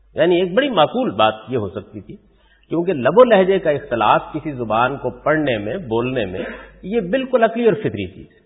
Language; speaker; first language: Urdu; non-native, local second language; Punjabi